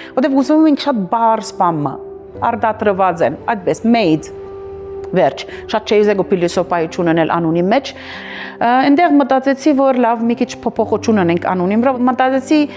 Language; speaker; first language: Armenian; early bilingual, heritage; Armenian